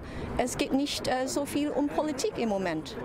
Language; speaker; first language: German; non-native, learner; Cantonese